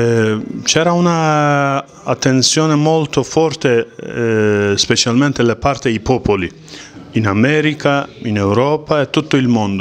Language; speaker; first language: Italian; non-native, learner; Kurdish